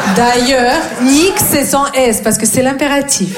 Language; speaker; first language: French; non-native, fluent; Russian